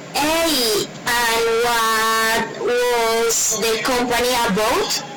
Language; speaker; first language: English; non-native, learner; Spanish